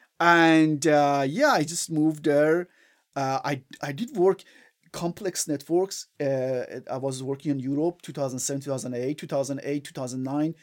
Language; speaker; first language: English; non-native, fluent; Persian